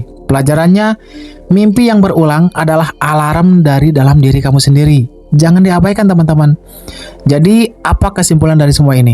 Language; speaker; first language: Indonesian; native; Indonesian